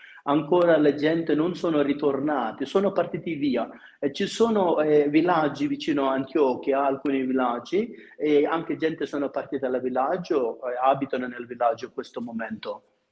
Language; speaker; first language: Italian; non-native, fluent; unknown